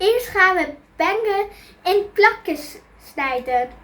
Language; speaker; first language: Dutch; early bilingual, other home language; Urdu